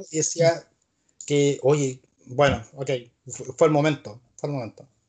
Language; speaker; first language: Spanish; native; Spanish